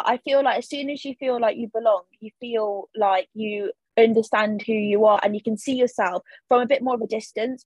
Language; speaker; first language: English; native; English